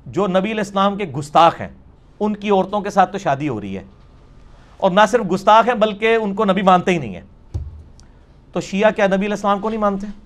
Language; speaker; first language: Urdu; non-native, local second language; Punjabi